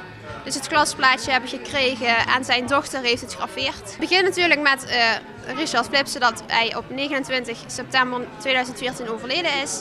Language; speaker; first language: Dutch; native; Dutch